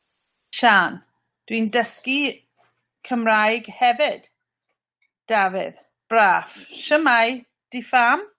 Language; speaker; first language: Welsh; non-native, learner; English